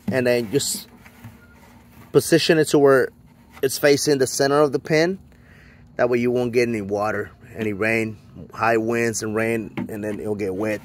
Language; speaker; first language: English; native; English